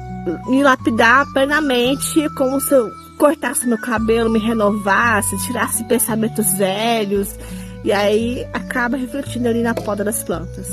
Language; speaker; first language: Portuguese; native; Portuguese